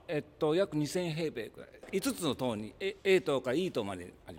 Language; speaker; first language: Japanese; native; Japanese